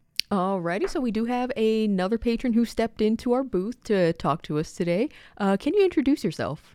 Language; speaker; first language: English; early bilingual, other home language; Spanish